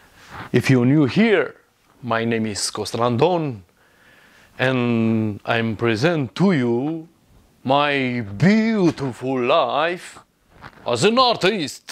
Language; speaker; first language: English; non-native, learner; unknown